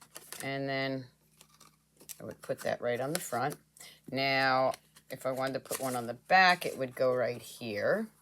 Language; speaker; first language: English; native; English